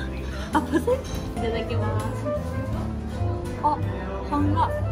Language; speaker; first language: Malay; non-native, fluent; Japanese